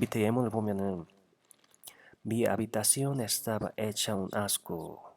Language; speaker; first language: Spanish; non-native, fluent; Korean